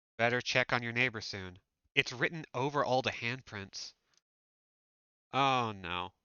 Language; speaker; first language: English; native; English